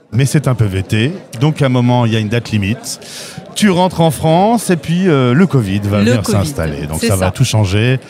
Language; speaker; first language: French; native; French